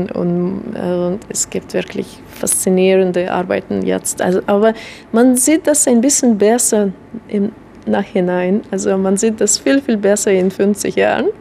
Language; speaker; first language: German; non-native, fluent; Russian